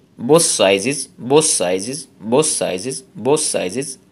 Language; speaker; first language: English; non-native, local second language; Bangla